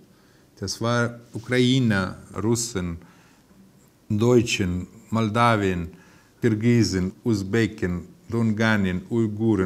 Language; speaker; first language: German; early bilingual, heritage; German